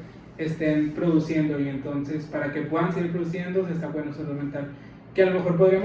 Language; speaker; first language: Spanish; native; Spanish